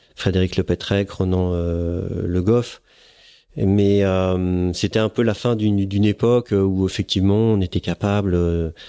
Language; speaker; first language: French; native; French